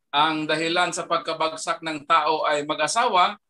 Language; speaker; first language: Filipino; non-native, local second language; Cebuano